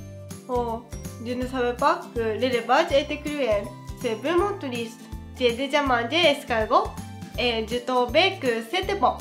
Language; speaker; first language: French; non-native, fluent; Japanese